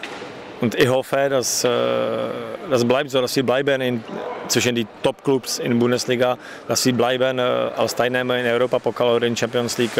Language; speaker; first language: German; non-native, fluent; Czech